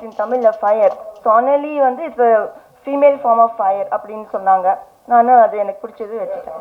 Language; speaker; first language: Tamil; non-native, learner; English